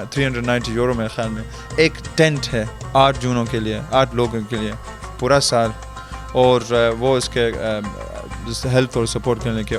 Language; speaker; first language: Hindi; early bilingual, heritage; Hindi